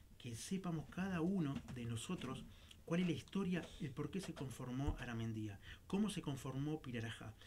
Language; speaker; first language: Spanish; native; Spanish